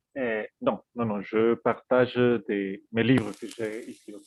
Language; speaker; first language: French; non-native, fluent; Spanish